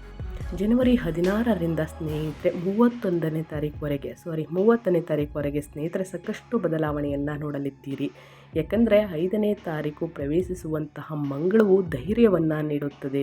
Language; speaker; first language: Kannada; native; Kannada